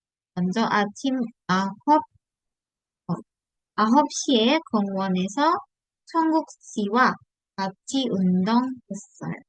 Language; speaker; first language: Korean; non-native, fluent; Indonesian